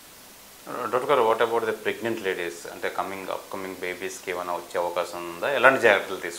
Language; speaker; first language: Telugu; native; Telugu